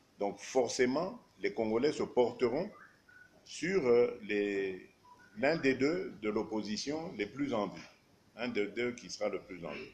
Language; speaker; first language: French; non-native, local second language; Luba-Lulua